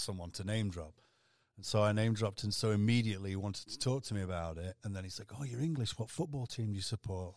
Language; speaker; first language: English; native; English